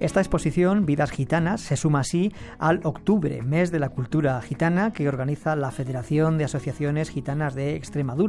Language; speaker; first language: Spanish; native; Spanish